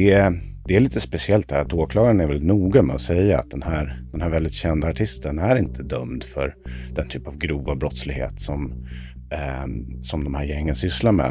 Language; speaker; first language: Swedish; native; Swedish